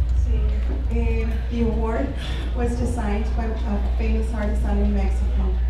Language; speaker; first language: English; early bilingual, other home language; Spanish